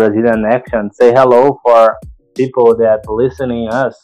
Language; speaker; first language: English; non-native, learner; Portuguese